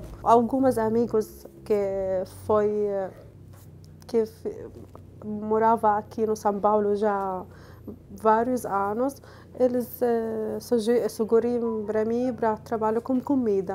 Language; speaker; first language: Portuguese; non-native, learner; Arabic